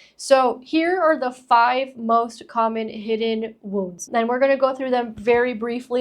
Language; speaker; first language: English; native; English